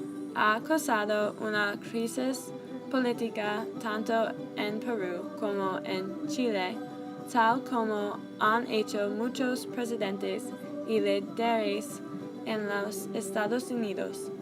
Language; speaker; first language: Spanish; non-native, learner; English